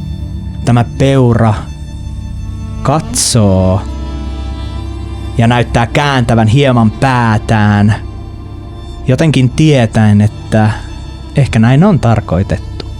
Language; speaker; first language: Finnish; native; Finnish